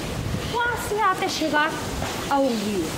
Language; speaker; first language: Portuguese; non-native, fluent; Spanish